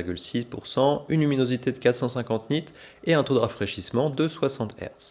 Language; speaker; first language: French; native; French